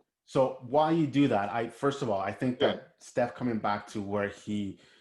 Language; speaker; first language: English; native; English